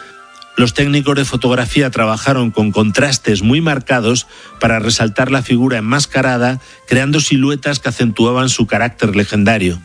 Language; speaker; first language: Spanish; native; Spanish